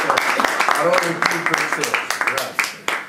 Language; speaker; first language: Italian; non-native, learner; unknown